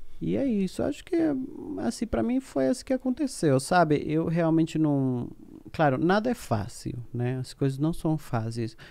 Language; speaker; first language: Portuguese; non-native, fluent; Spanish